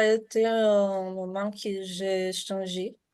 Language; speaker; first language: French; non-native, learner; Portuguese